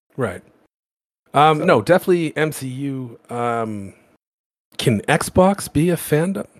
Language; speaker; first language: English; native; English